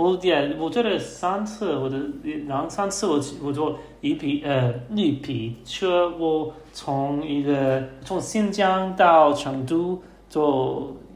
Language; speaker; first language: Chinese; non-native, learner; English